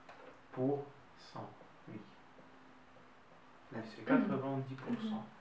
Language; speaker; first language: French; non-native, fluent; Russian